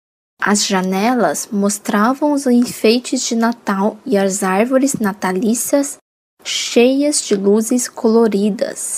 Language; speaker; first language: Portuguese; non-native, fluent; Chinese